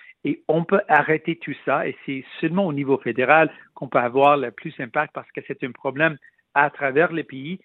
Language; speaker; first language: French; non-native, local second language; Punjabi